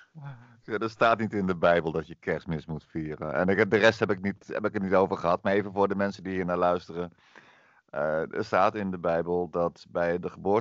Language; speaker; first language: Dutch; native; Dutch